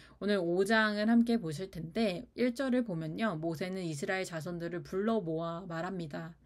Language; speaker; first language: Korean; native; Korean